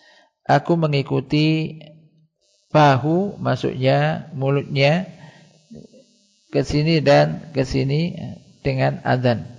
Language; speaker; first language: Indonesian; native; Indonesian